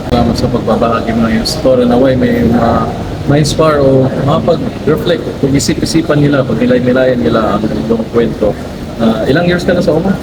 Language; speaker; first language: Filipino; native; Filipino